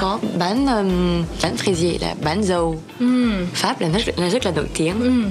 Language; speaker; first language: Vietnamese; early bilingual, heritage; French